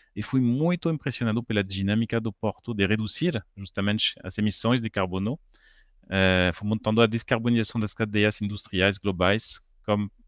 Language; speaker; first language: Portuguese; non-native, fluent; French